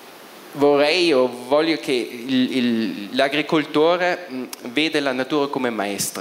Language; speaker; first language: Italian; non-native, local second language; German